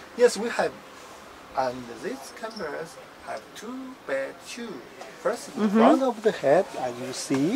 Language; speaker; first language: English; non-native, learner; Chinese